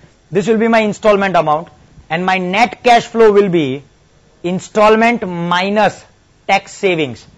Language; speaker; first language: English; non-native, local second language; Gujarati